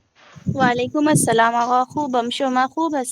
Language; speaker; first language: Persian; non-native, learner; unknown